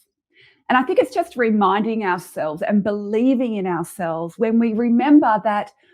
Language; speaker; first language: English; native; English